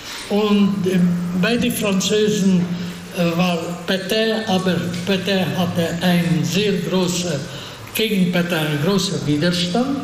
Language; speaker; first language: German; non-native, fluent; Hungarian